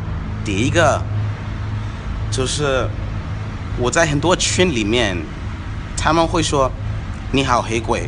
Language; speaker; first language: Chinese; non-native, fluent; English